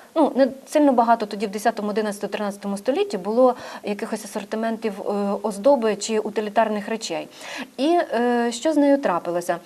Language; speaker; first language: Ukrainian; native; Ukrainian